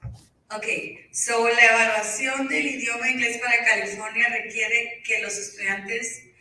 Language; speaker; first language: Spanish; early bilingual, heritage; Spanish